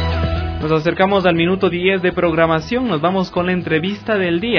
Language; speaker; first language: Spanish; native; Spanish